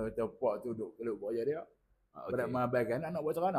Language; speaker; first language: Malay; native; Malay